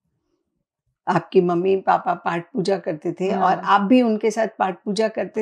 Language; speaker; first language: Hindi; native; Hindi